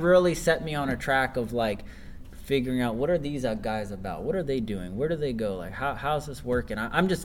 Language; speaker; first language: English; native; English